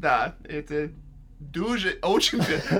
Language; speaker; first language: Russian; non-native, learner; English